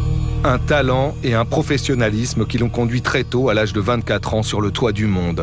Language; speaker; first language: French; native; French